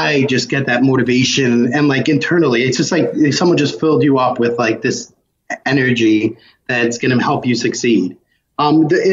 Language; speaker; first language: English; native; English